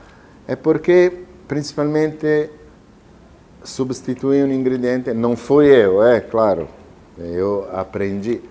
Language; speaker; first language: Portuguese; non-native, fluent; Italian